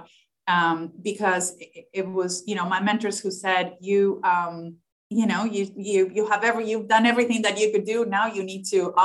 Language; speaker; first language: English; non-native, fluent; Spanish